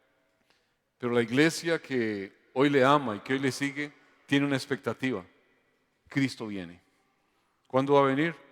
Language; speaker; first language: Spanish; native; Spanish